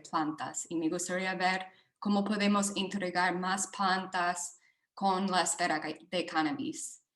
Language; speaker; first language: Spanish; non-native, fluent; English